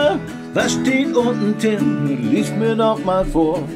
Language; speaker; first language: German; native; German